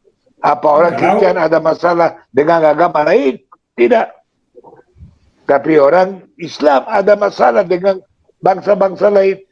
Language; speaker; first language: Indonesian; non-native, fluent; Hebrew